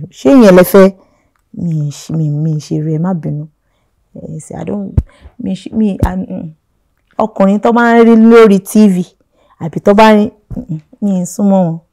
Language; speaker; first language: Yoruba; non-native, local second language; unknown